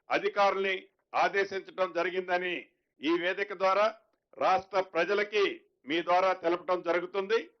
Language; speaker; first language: Telugu; native; Telugu